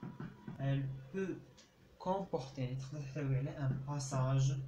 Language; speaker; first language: French; non-native, local second language; Arabic